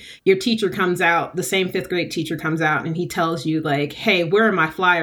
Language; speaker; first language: English; native; English